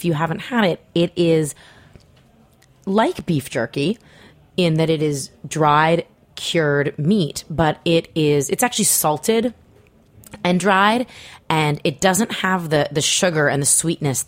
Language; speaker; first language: English; native; English